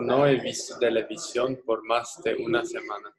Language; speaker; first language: Spanish; non-native, learner; English